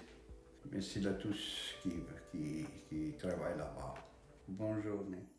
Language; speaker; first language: French; non-native, learner; Romanian